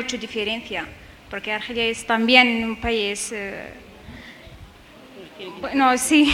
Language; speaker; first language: Spanish; non-native, learner; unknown